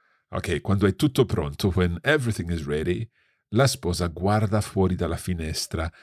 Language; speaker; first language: Italian; non-native, fluent; English